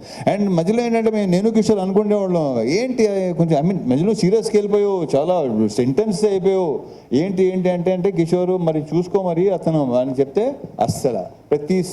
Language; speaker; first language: Telugu; native; Telugu